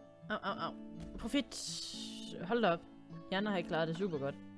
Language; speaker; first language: Danish; native; Danish